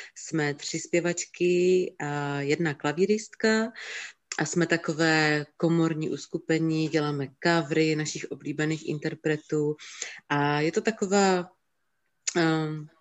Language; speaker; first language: Czech; native; Czech